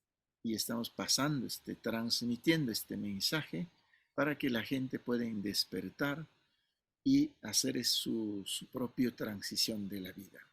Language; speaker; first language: Spanish; non-native, fluent; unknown